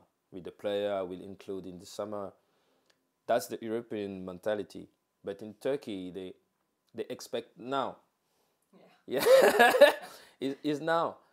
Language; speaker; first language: English; non-native, fluent; French